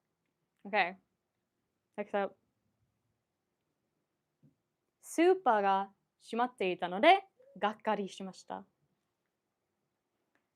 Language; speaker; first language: Japanese; non-native, fluent; English